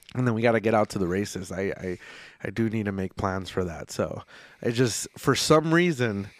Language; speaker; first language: English; early bilingual, other home language; Spanish